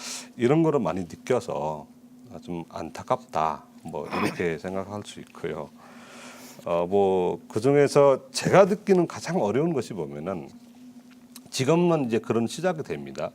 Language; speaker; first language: Korean; non-native, fluent; Nepali